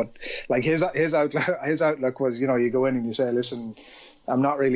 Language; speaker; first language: English; native; English